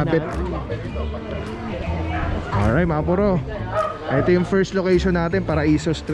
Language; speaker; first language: Filipino; native; Filipino